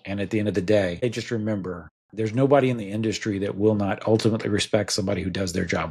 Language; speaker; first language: English; native; English